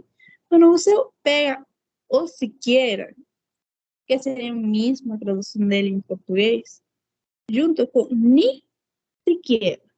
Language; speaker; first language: Portuguese; non-native, fluent; Spanish